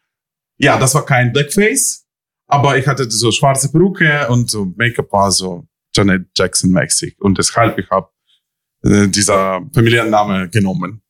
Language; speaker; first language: German; non-native, learner; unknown